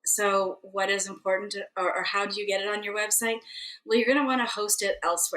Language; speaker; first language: English; native; English